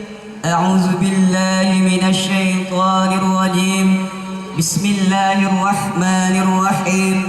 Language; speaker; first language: Arabic; non-native, learner; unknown